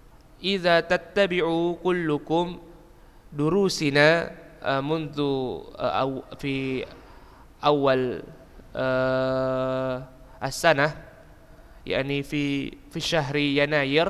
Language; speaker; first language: Arabic; non-native, fluent; Indonesian